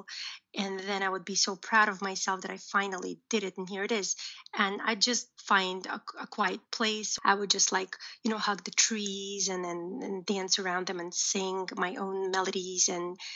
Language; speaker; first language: English; early bilingual, other home language; Uzbek